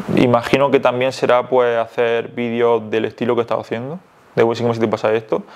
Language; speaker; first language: Spanish; native; Spanish